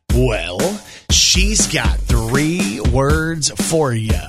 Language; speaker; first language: English; native; English